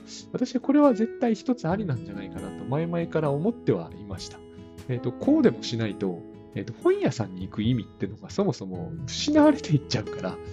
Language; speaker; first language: Japanese; native; Japanese